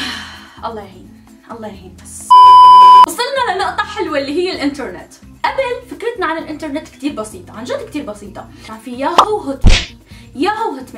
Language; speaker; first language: Arabic; native; Arabic